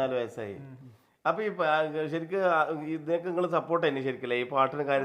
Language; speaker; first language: Malayalam; native; Malayalam